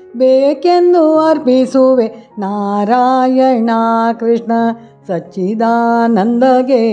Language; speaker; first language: Kannada; native; Kannada